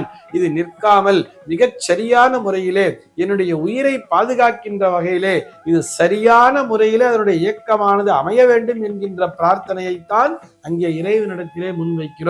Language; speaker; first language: Tamil; native; Tamil